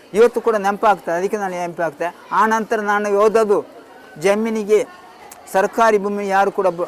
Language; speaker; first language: Kannada; non-native, local second language; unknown